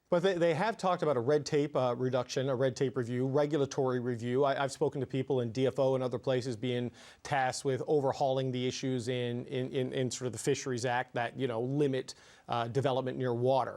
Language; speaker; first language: English; native; English